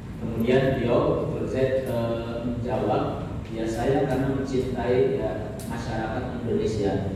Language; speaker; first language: Indonesian; native; Indonesian